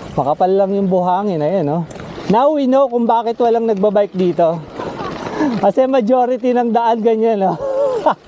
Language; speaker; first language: Filipino; native; Filipino